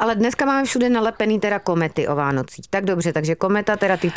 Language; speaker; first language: Czech; native; Czech